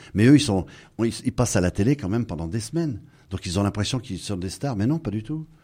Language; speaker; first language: French; native; French